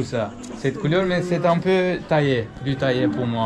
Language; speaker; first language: French; non-native, learner; Turkish